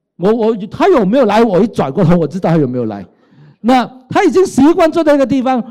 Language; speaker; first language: Chinese; non-native, local second language; Cantonese